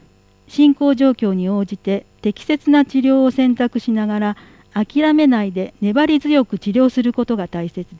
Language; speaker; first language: Japanese; native; Japanese